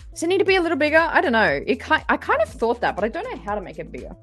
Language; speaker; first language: English; native; English